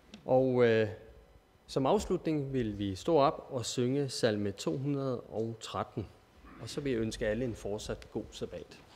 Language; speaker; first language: Danish; native; Danish